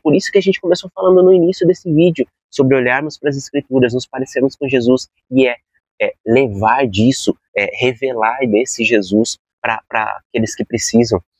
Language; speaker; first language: Portuguese; native; Portuguese